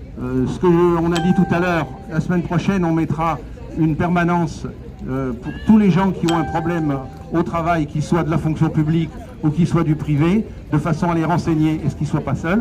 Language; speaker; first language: French; native; French